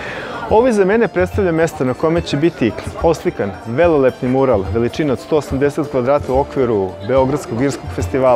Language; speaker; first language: Serbian; native; Serbian